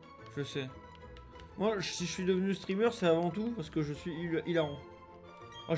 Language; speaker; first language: French; native; French